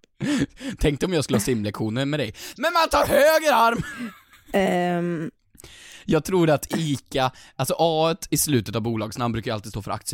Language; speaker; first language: Swedish; native; Swedish